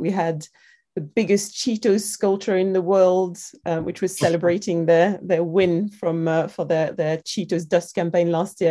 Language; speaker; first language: English; non-native, fluent; French